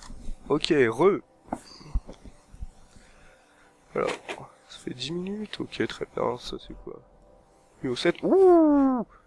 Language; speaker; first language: French; native; French